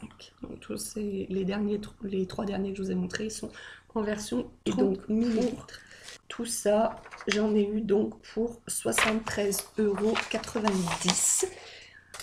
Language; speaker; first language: French; native; French